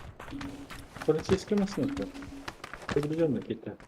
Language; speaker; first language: Russian; non-native, local second language; Yakut